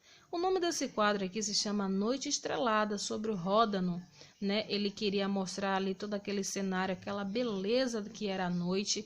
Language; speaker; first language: Portuguese; native; Portuguese